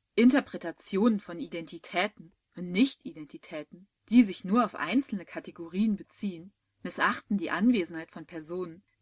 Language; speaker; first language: German; native; German